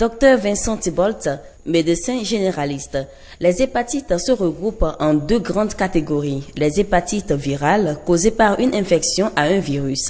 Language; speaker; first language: French; non-native, local second language; Ewe